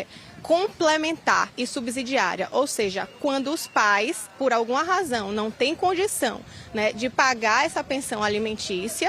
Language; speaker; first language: Portuguese; native; Portuguese